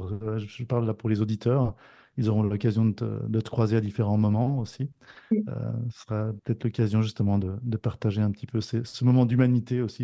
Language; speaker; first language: French; native; French